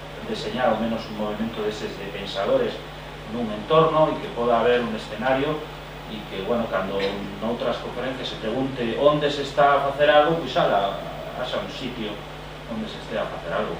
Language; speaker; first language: Galician; non-native, fluent; Spanish